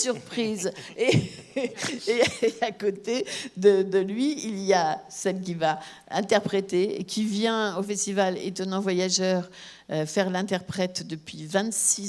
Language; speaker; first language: French; native; French